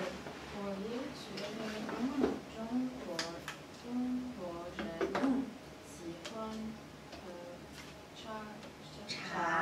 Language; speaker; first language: Chinese; non-native, learner; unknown